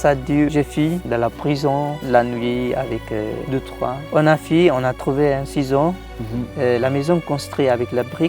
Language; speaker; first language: French; non-native, learner; Tigrinya